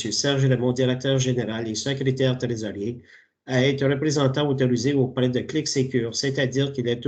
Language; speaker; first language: French; native; French